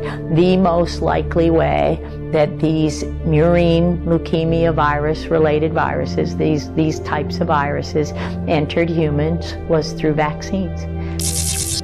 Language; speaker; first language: English; native; English